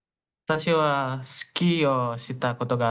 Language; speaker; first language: Japanese; non-native, learner; Indonesian